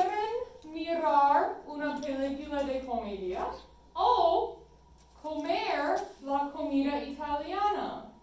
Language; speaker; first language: Spanish; non-native, fluent; English